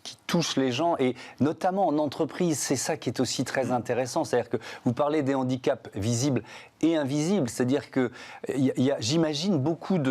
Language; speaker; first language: French; native; French